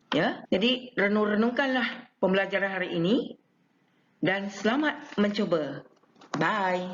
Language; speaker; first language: Malay; non-native, local second language; Chinese